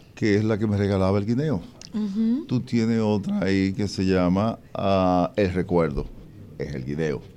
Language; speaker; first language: Spanish; native; Spanish